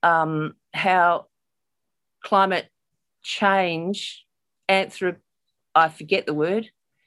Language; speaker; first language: English; native; English